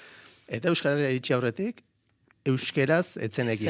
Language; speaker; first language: Basque; native; Basque